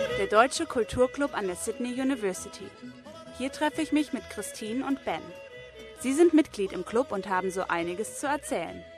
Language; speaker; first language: German; native; German